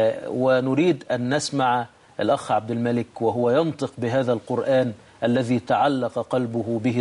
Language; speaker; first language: Arabic; native; Arabic